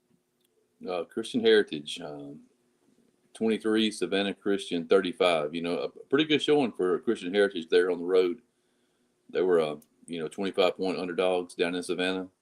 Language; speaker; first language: English; native; English